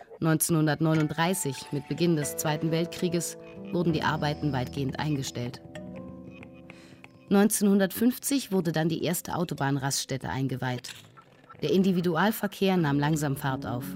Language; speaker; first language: German; native; German